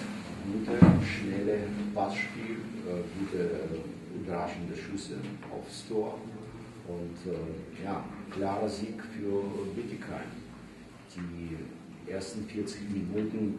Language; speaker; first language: German; non-native, fluent; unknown